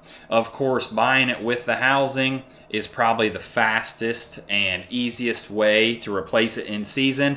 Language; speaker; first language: English; native; English